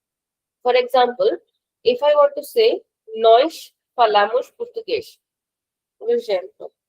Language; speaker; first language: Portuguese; non-native, fluent; Hindi